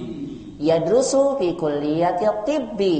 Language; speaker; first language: Arabic; non-native, fluent; Indonesian